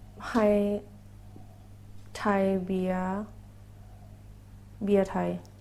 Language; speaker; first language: English; non-native, learner; Thai